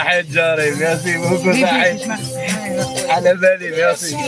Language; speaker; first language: Arabic; non-native, local second language; Kabyle